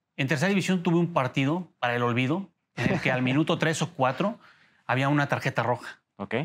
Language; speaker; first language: Spanish; native; Spanish